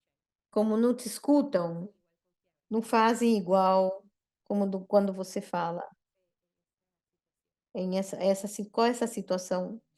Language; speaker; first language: Portuguese; non-native, fluent; Spanish